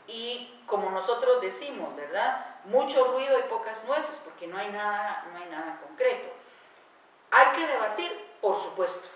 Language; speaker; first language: Spanish; native; Spanish